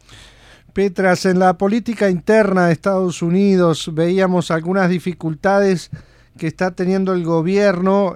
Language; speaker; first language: Spanish; native; Spanish